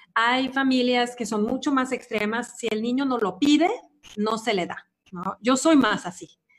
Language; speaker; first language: Spanish; non-native, fluent; Swedish